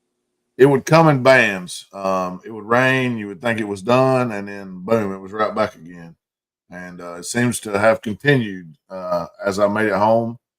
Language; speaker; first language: English; native; English